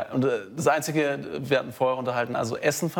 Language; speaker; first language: German; native; German